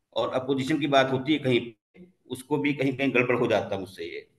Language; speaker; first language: Hindi; native; Hindi